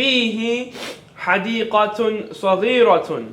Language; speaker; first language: Arabic; non-native, fluent; English